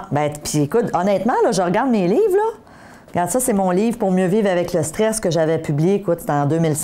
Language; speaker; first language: French; native; French